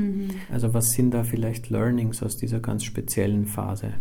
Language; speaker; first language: German; native; German